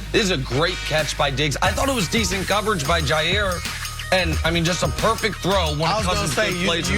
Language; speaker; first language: English; native; English